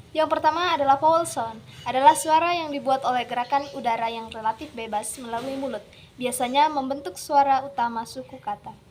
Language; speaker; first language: Indonesian; native; Indonesian